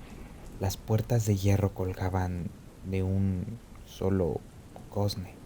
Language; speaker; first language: Spanish; native; Spanish